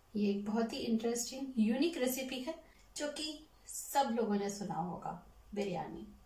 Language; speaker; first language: Hindi; non-native, local second language; Telugu